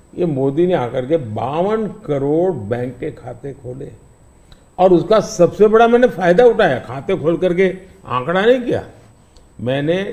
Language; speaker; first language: Hindi; non-native, local second language; Gujarati